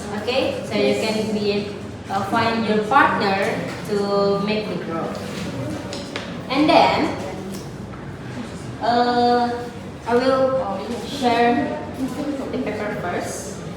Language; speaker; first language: English; non-native, learner; Indonesian